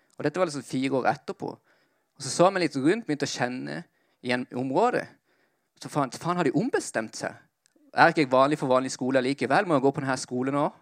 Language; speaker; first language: Norwegian; early bilingual, other home language; Spanish